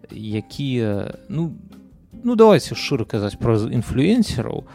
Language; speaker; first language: Belarusian; non-native, local second language; Russian